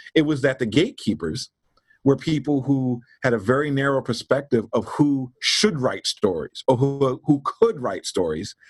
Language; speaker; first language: English; native; English